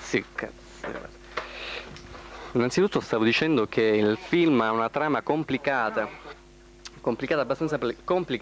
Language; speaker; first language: Italian; native; Italian